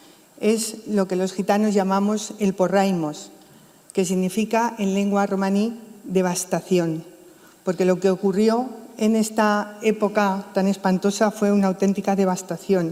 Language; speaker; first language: Spanish; native; Spanish